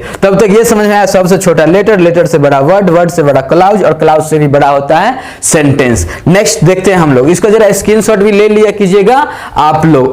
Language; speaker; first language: Hindi; native; Hindi